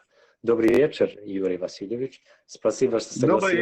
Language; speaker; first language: Russian; non-native, local second language; Serbian